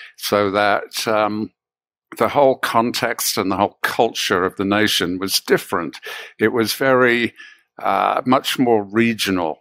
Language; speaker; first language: English; native; English